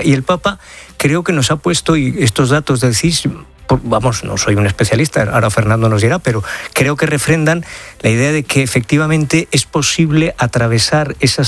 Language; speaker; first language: Spanish; native; Spanish